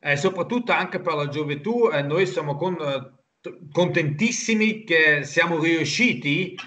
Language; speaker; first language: Italian; non-native, local second language; German